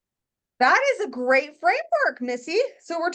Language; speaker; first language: English; native; English